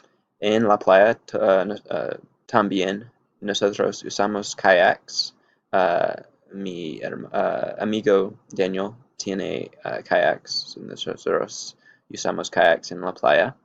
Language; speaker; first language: Spanish; non-native, learner; English